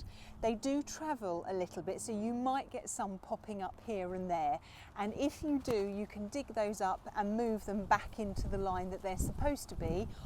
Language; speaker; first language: English; native; English